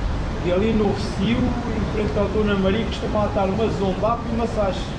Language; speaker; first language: Portuguese; native; Portuguese